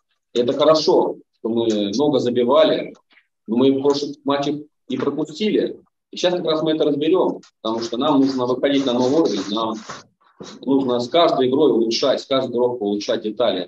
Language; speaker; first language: Russian; native; Russian